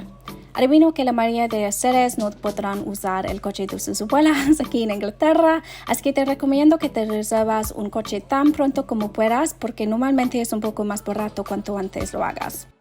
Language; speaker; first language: Spanish; non-native, learner; English